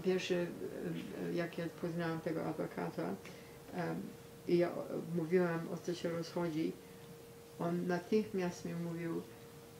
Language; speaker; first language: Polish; early bilingual, heritage; Polish